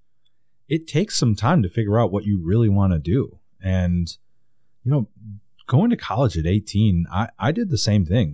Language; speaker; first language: English; native; English